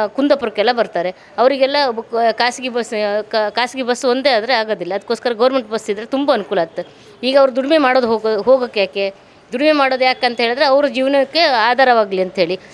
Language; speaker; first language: Kannada; native; Kannada